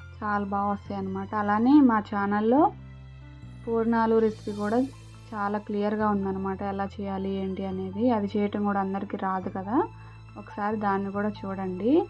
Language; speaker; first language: Telugu; native; Telugu